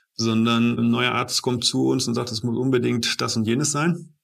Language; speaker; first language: German; native; German